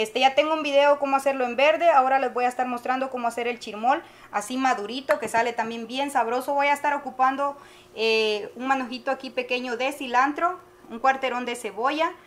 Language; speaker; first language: Spanish; native; Spanish